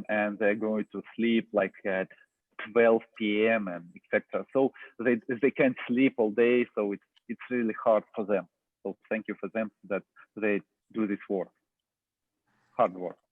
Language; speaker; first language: English; non-native, fluent; Russian